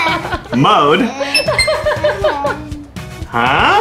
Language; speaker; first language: Japanese; non-native, learner; English